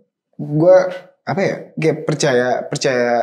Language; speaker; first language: Indonesian; native; Indonesian